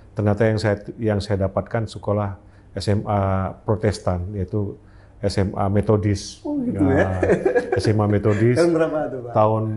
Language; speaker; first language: Indonesian; native; Indonesian